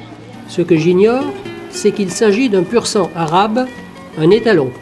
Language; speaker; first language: French; native; French